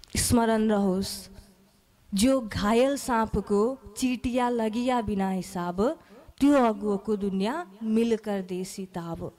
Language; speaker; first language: Nepali; native; Nepali